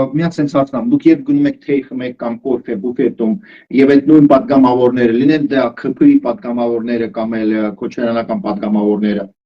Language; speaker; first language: Armenian; early bilingual, heritage; Armenian